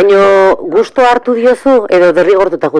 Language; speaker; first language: Basque; native; Basque